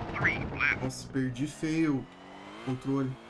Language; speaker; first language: Portuguese; native; Portuguese